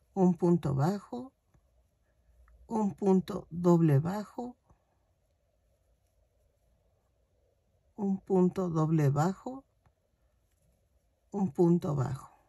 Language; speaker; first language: Spanish; native; Spanish